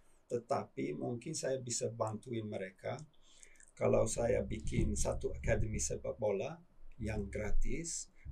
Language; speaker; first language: Indonesian; non-native, fluent; English